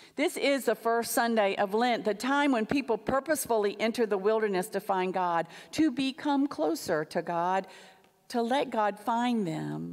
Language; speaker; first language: English; native; English